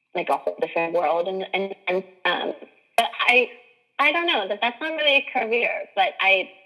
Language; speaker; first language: English; native; English